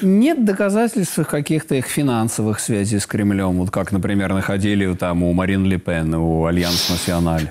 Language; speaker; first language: Russian; native; Russian